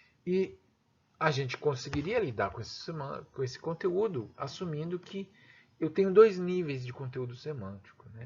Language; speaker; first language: Portuguese; native; Portuguese